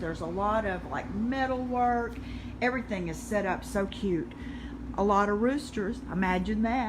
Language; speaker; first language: English; native; English